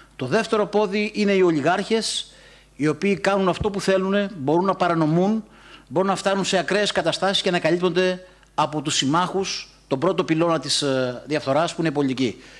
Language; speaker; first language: Greek; native; Greek